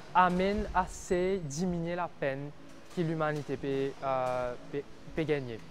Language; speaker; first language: French; non-native, local second language; Morisyen